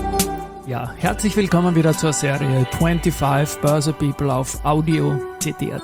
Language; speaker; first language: German; native; German